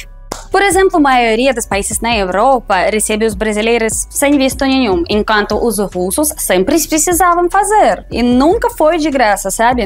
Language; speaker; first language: Portuguese; non-native, fluent; Russian